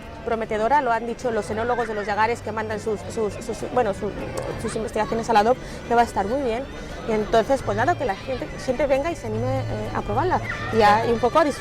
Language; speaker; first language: Spanish; native; Spanish